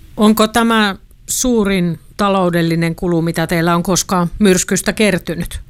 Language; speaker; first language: Finnish; native; Finnish